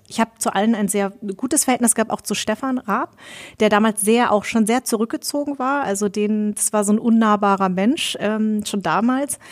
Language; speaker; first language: German; early bilingual, other home language; Vietnamese